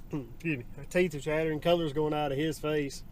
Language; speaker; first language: English; native; English